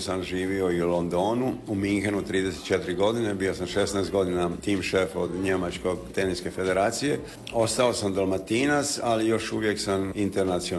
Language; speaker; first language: Croatian; native; Croatian